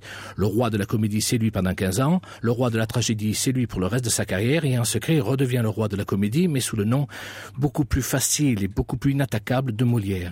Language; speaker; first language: French; native; French